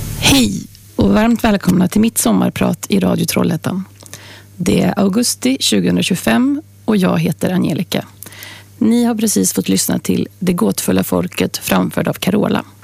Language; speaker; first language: Swedish; native; Swedish